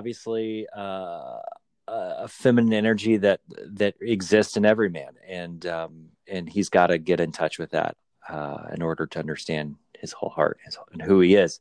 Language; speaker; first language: English; native; English